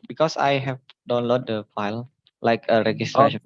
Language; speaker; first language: English; non-native, learner; Indonesian